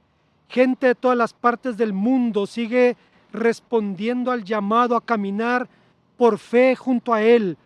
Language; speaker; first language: Spanish; native; Spanish